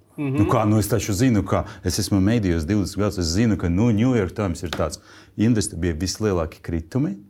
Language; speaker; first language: Latvian; non-native, local second language; Russian